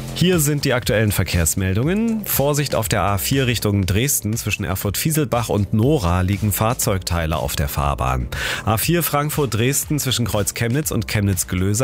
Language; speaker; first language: German; native; German